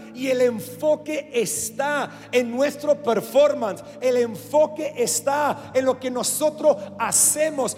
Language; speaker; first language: Spanish; non-native, fluent; English